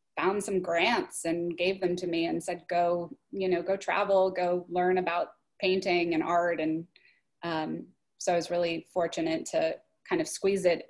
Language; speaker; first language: English; native; English